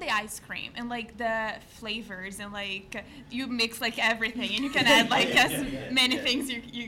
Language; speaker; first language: English; non-native, fluent; Portuguese